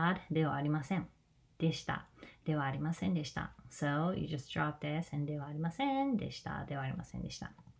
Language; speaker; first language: Japanese; non-native, fluent; English